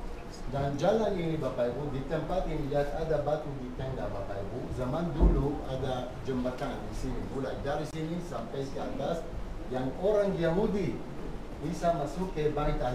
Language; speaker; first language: Indonesian; non-native, fluent; Hebrew